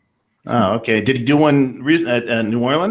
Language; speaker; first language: English; native; English